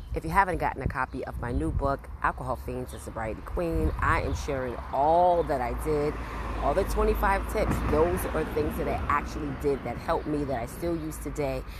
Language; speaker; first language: English; native; English